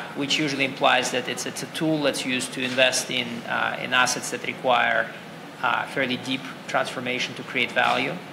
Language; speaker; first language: English; non-native, fluent; Russian